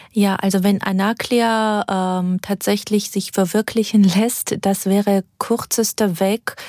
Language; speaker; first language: German; non-native, fluent; Georgian